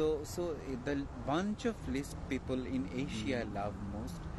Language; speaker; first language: English; non-native, learner; Bangla